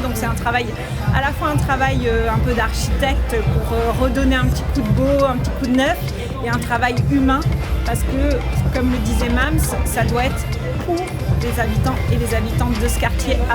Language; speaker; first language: French; native; French